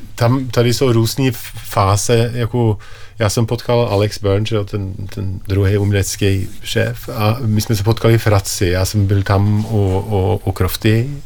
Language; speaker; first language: Czech; non-native, fluent; Norwegian